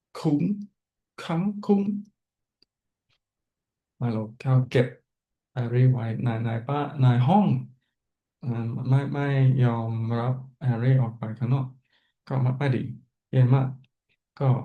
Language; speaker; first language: Thai; non-native, fluent; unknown